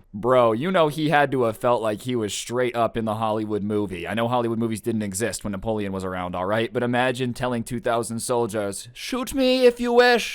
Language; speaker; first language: English; native; English